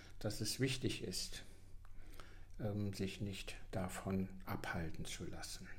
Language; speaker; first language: German; native; German